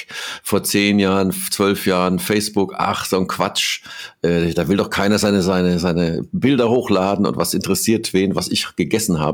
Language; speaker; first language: German; native; German